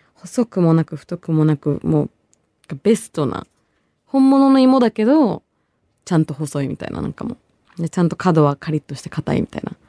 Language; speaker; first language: Japanese; early bilingual, other home language; Bangla